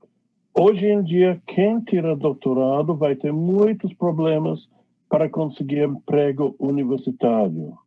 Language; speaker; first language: Portuguese; non-native, fluent; English